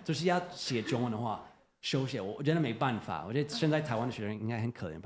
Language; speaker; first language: Chinese; non-native, fluent; English